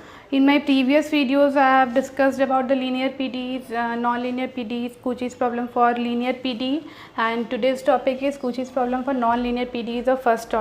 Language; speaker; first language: English; non-native, local second language; Hindi